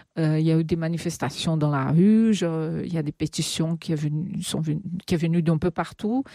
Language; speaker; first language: French; non-native, fluent; Portuguese